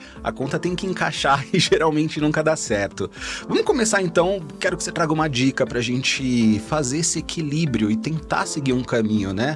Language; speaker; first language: Portuguese; native; Portuguese